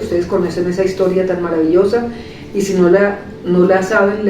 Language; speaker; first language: Spanish; native; Spanish